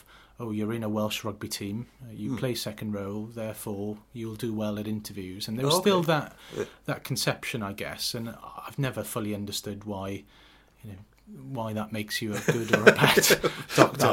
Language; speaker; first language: English; native; English